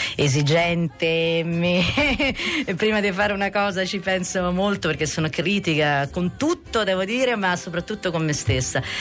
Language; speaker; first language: Italian; native; Italian